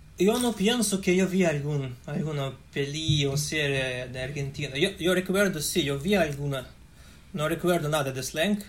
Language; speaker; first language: Spanish; non-native, learner; Russian